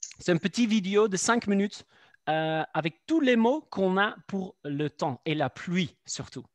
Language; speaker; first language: French; non-native, fluent; Dutch